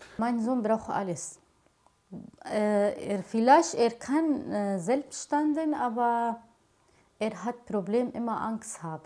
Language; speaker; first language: German; non-native, learner; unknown